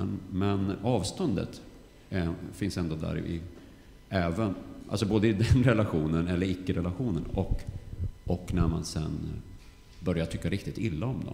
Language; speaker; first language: Swedish; native; Swedish